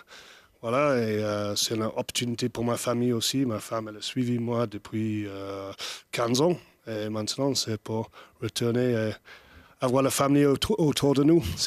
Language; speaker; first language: French; non-native, fluent; English